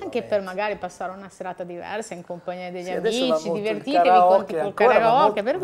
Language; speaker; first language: Italian; native; Italian